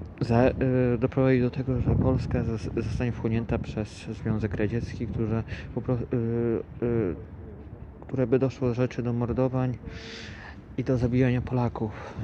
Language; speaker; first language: Polish; native; Polish